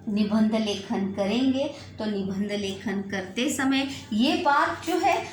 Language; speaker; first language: Hindi; non-native, local second language; Marathi